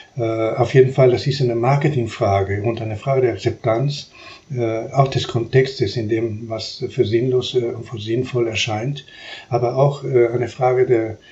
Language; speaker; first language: German; non-native, fluent; Spanish